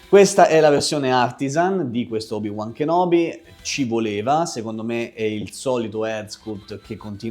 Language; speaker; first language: Italian; native; Italian